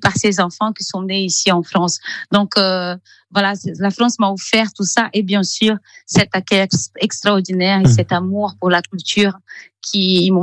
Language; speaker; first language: French; non-native, fluent; Portuguese